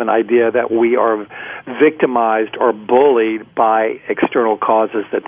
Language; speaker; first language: English; native; English